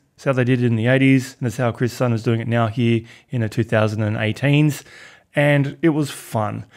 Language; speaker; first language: English; native; English